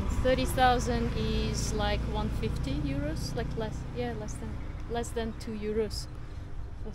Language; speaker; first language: English; non-native, fluent; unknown